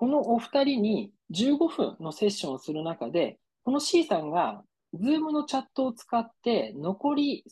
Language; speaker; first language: Japanese; native; Japanese